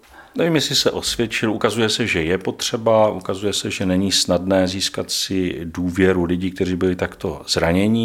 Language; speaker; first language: Czech; native; Czech